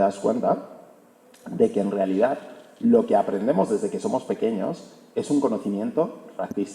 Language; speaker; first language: Spanish; early bilingual, other home language; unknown